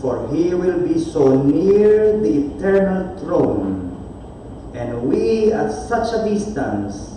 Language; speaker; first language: English; non-native, local second language; Filipino